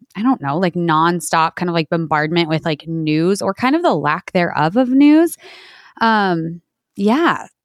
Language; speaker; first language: English; native; English